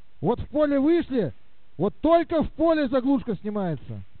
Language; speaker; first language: Russian; native; Russian